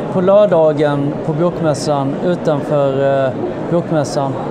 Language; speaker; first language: Swedish; native; Swedish